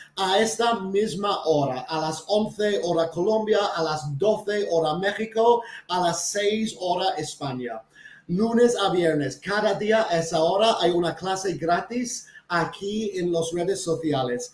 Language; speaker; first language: Spanish; non-native, fluent; English